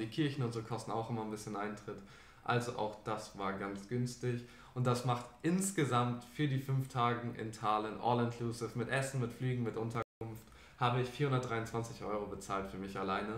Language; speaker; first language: German; native; German